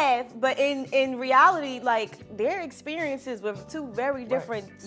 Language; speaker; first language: English; native; English